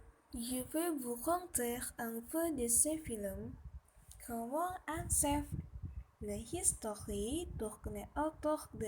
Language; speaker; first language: French; non-native, learner; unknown